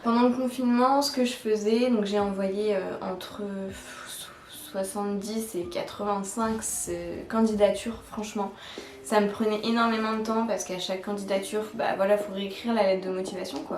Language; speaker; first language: French; native; French